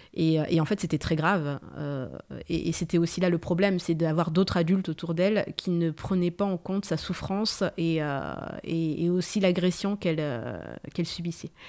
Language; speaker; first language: French; early bilingual, other home language; Malagasy